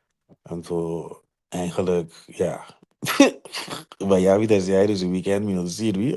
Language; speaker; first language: Dutch; non-native, local second language; Papiamento